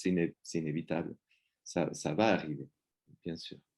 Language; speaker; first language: French; non-native, fluent; Spanish